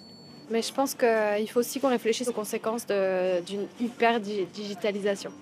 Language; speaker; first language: French; native; French